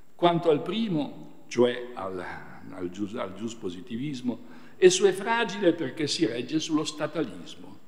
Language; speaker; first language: Italian; native; Italian